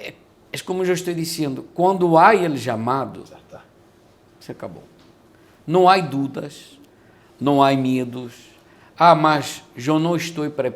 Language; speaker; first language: Spanish; non-native, fluent; Portuguese